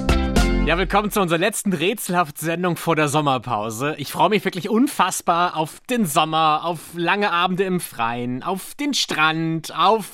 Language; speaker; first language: German; native; German